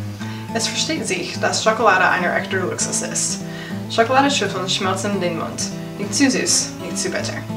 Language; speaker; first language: German; non-native, learner; English